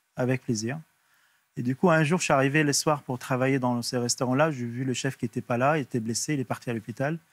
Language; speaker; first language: French; non-native, local second language; Arabic